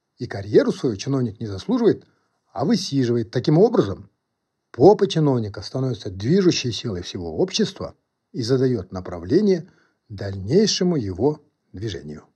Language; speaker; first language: Russian; non-native, local second language; Kazakh